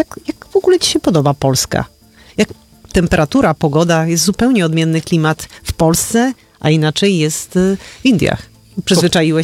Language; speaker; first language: Polish; native; Polish